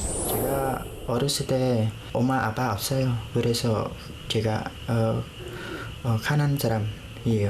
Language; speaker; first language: Korean; non-native, learner; Khmer